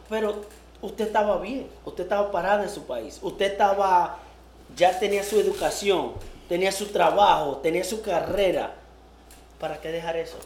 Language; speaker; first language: Spanish; early bilingual, heritage; Spanish